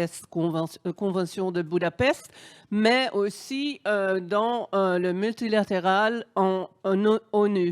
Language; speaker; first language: French; non-native, fluent; Dutch